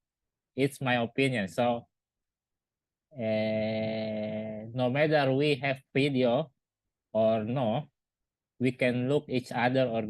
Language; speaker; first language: English; non-native, learner; Indonesian